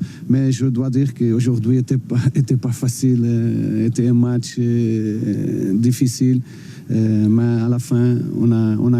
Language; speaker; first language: French; non-native, learner; Portuguese